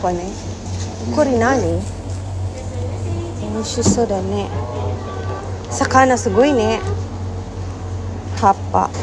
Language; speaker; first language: Japanese; non-native, learner; Filipino